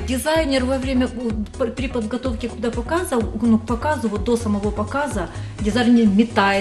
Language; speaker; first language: Russian; native; Russian